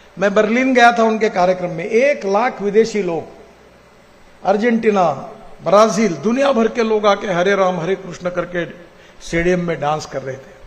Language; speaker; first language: Hindi; non-native, local second language; Marathi